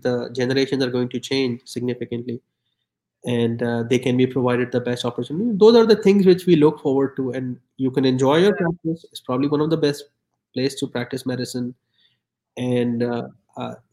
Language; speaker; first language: English; non-native, local second language; Urdu